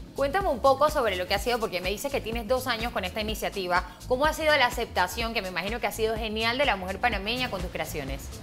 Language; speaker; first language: Spanish; native; Spanish